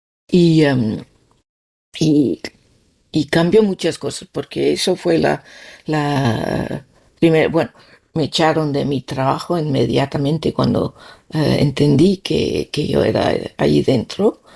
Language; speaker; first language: Spanish; non-native, learner; Danish